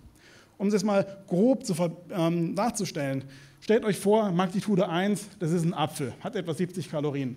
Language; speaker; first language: German; native; German